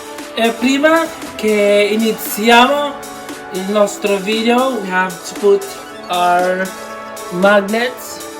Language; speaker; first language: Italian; non-native, fluent; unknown